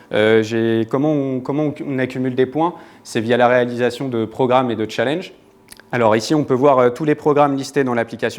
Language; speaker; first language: French; native; French